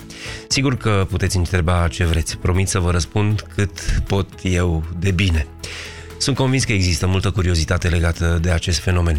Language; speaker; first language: Romanian; native; Romanian